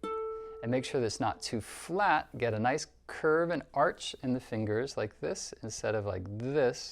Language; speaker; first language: English; native; English